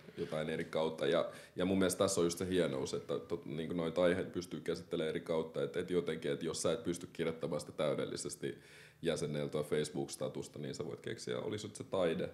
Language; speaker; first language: Finnish; early bilingual, other home language; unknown